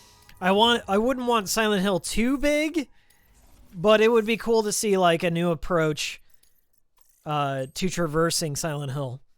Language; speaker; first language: English; native; English